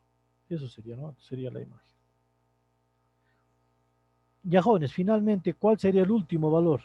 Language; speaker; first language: Spanish; native; Spanish